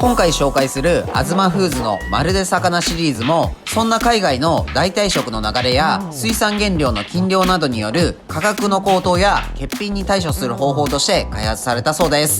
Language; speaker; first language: Japanese; native; Japanese